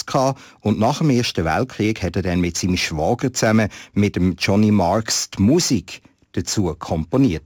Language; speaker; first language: German; native; German